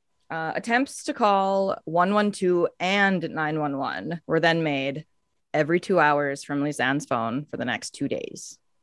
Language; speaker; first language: English; native; English